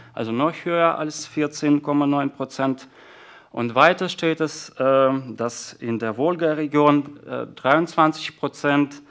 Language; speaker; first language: German; non-native, fluent; Russian